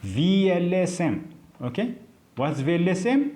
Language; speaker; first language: English; non-native, local second language; Amharic